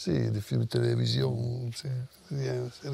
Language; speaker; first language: French; non-native, fluent; Italian